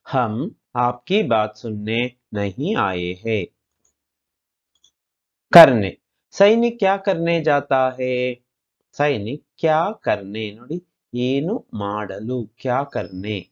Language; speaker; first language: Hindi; non-native, local second language; Kannada